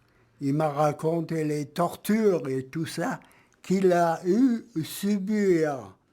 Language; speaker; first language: French; early bilingual, other home language; German